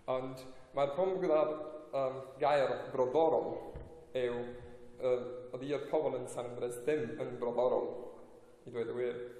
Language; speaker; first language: Welsh; non-native, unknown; Spanish